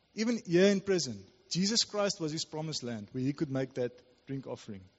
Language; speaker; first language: English; non-native, local second language; Afrikaans